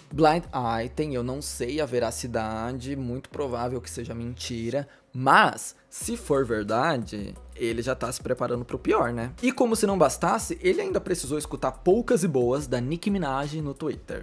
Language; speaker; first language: Portuguese; native; Portuguese